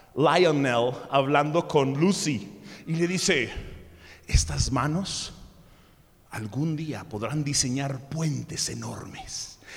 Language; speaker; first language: Spanish; early bilingual, other home language; English